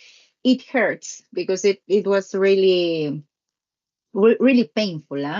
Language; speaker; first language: English; non-native, learner; Spanish